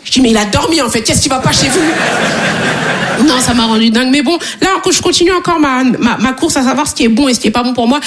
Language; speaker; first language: French; native; French